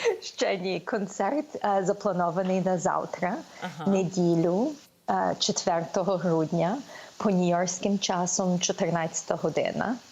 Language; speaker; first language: Ukrainian; early bilingual, heritage; Ukrainian